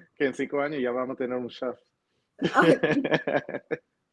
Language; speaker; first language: Spanish; early bilingual, heritage; Spanish